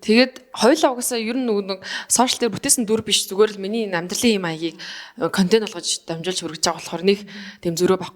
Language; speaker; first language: Mongolian; native; Mongolian